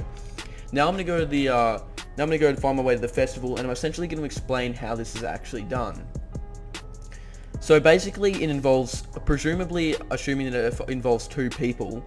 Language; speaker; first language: English; native; English